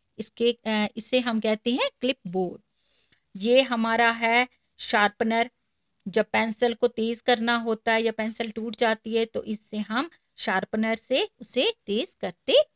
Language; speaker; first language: Hindi; native; Hindi